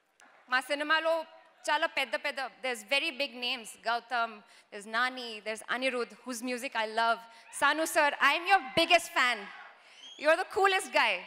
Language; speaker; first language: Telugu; non-native, learner; Kannada